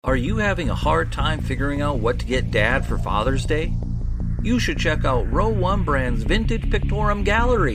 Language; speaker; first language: English; native; English